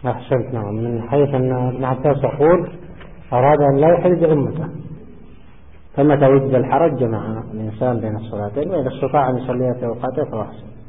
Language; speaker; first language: Arabic; native; Arabic